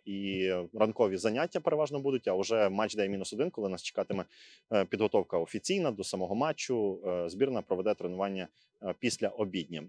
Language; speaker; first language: Ukrainian; native; Ukrainian